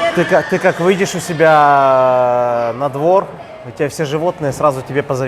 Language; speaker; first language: Russian; native; Russian